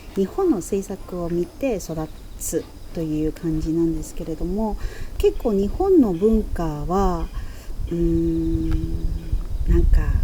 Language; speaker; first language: Japanese; non-native, fluent; Chinese